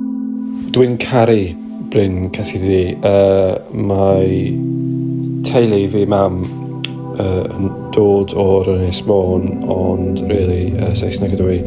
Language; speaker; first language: Welsh; non-native, learner; English